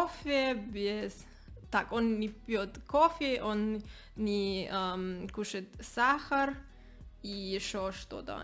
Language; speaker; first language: Russian; non-native, learner; Spanish